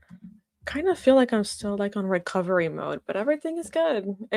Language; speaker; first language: English; native; English